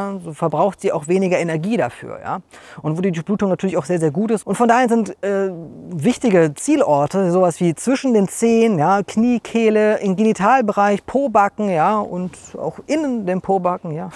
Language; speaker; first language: German; native; German